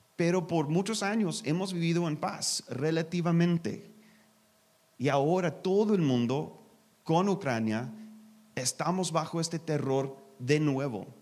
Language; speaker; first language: Spanish; non-native, learner; English